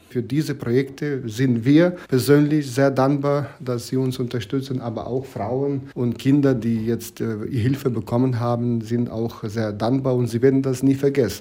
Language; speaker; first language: German; non-native, fluent; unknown